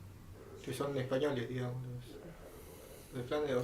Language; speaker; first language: Spanish; native; Spanish